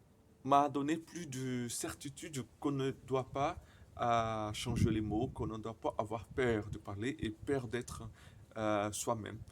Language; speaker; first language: French; non-native, learner; Portuguese